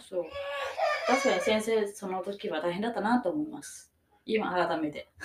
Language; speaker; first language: Japanese; non-native, fluent; Vietnamese